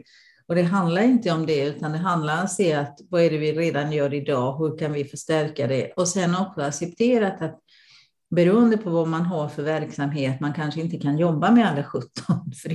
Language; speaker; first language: Swedish; non-native, fluent; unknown